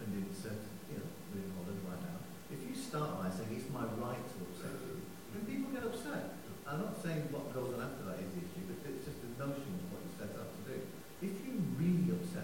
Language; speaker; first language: English; native; English